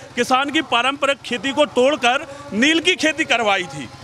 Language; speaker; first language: Hindi; native; Hindi